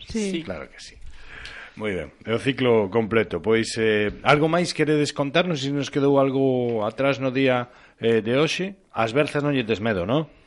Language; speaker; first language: Galician; non-native, local second language; Spanish